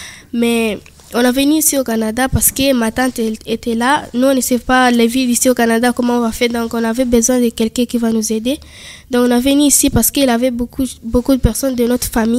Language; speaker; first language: French; non-native, learner; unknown